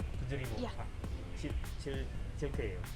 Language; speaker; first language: Korean; non-native, learner; Indonesian